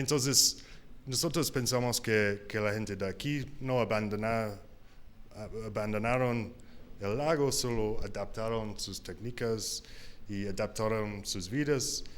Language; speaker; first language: Spanish; non-native, learner; English